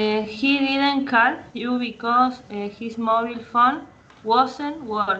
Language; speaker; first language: English; non-native, learner; Spanish